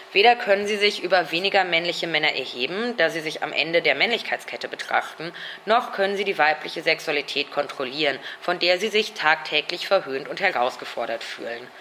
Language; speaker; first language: German; native; German